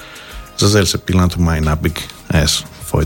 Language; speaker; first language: Hungarian; non-native, fluent; Greek